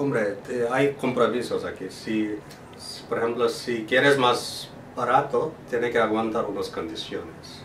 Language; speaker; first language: Spanish; non-native, fluent; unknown